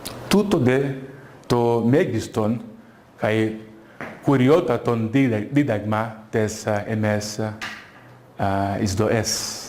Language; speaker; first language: Greek; non-native, fluent; Portuguese